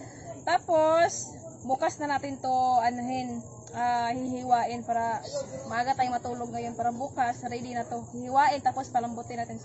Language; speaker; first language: Filipino; non-native, local second language; Cebuano